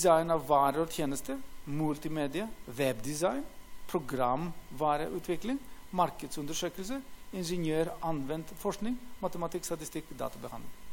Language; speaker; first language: Norwegian; non-native, fluent; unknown